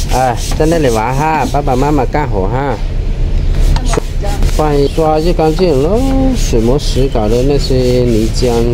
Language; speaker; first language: Chinese; native; Chinese